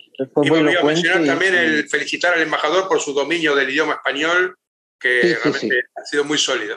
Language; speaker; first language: Spanish; native; Spanish